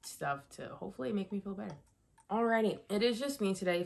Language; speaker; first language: English; native; English